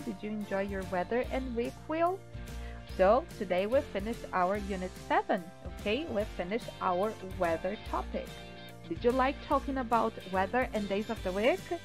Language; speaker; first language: English; non-native, fluent; Portuguese